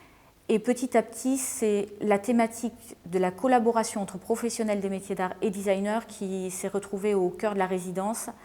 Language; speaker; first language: French; native; French